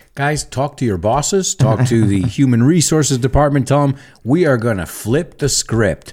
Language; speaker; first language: English; native; English